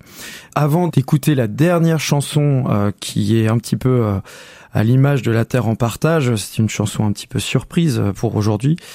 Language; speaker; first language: French; native; French